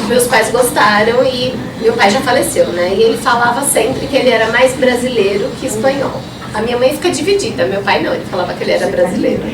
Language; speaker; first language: Portuguese; early bilingual, other home language; Spanish